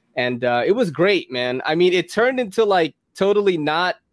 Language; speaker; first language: English; early bilingual, other home language; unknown